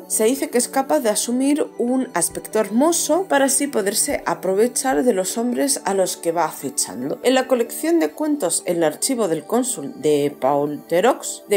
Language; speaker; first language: Spanish; native; Spanish